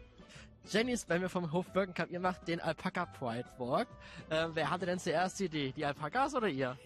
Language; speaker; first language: German; native; German